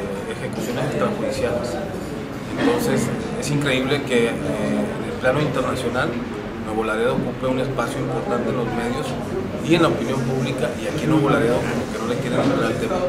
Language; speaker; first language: Spanish; native; Spanish